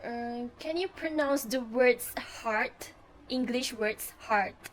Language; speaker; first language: English; non-native, fluent; Malay